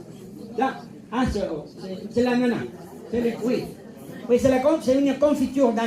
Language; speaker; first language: French; non-native, fluent; Spanish